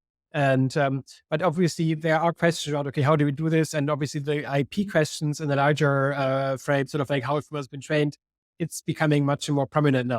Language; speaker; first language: English; non-native, fluent; German